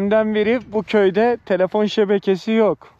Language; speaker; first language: Turkish; native; Turkish